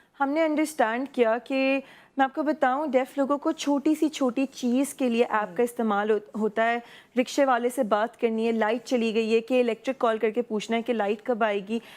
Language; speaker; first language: Urdu; non-native, local second language; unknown